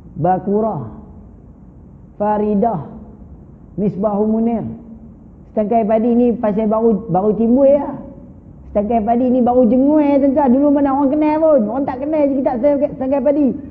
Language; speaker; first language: Malay; native; Malay